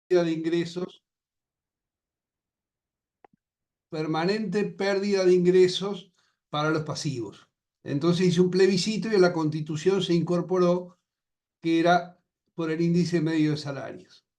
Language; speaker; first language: Spanish; native; Spanish